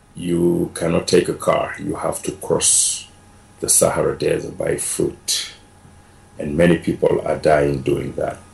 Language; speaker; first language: English; non-native, fluent; Wolof